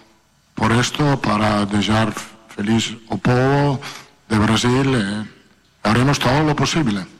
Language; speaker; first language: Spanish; non-native, fluent; Italian